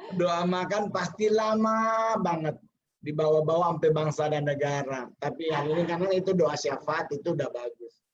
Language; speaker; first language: Indonesian; native; Indonesian